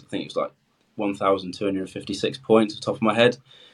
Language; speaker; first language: English; native; English